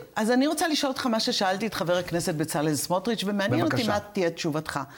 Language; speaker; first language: Hebrew; native; Hebrew